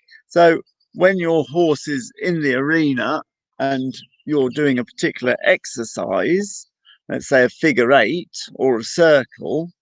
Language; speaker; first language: English; native; English